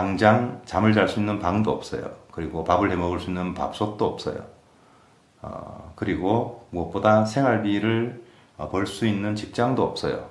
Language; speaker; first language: Korean; native; Korean